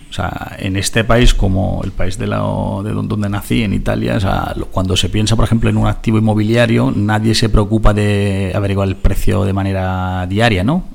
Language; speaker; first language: Spanish; non-native, fluent; Italian